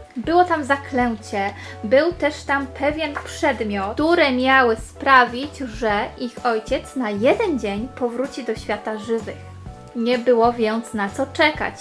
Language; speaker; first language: Polish; native; Polish